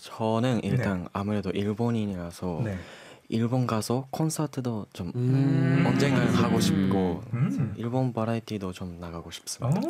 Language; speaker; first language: Korean; non-native, fluent; Japanese